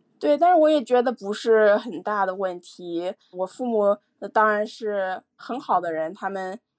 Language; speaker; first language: Chinese; early bilingual, heritage; Chinese